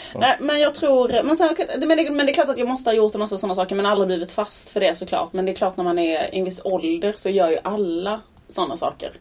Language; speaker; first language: Swedish; native; Swedish